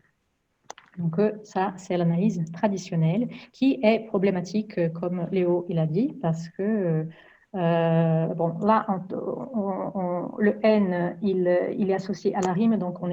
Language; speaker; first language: French; non-native, fluent; Portuguese